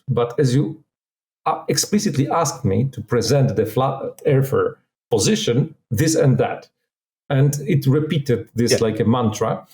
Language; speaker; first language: English; non-native, fluent; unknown